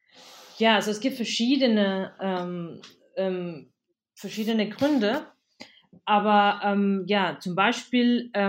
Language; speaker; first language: German; non-native, fluent; Spanish